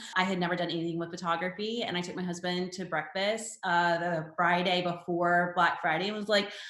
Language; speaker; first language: English; native; English